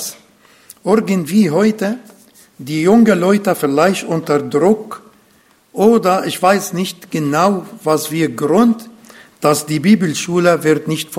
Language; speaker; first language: German; non-native, fluent; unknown